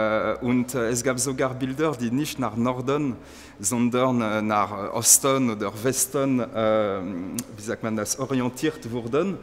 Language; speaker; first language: German; non-native, learner; French